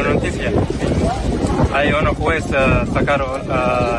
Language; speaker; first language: Spanish; non-native, learner; Arabic